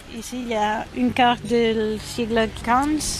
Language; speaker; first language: French; non-native, learner; Catalan